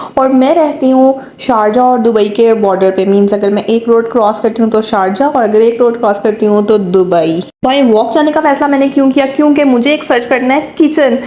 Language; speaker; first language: Urdu; native; Urdu